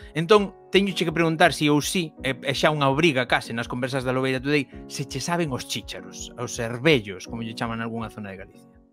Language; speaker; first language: Galician; native; Galician